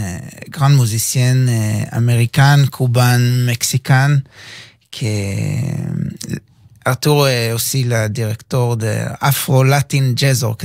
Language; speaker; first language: French; non-native, learner; Hebrew